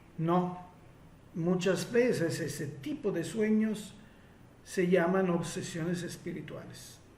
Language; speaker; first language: Spanish; non-native, fluent; Italian